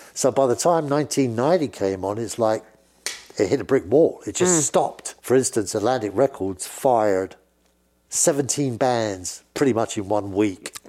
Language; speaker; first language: English; native; English